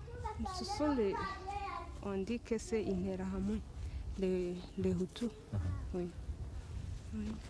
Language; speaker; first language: French; non-native, learner; Kinyarwanda